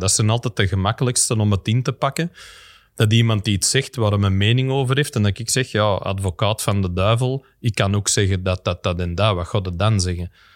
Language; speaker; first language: Dutch; non-native, local second language; English